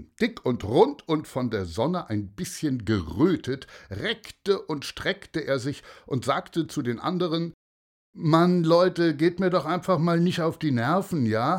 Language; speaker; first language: German; native; German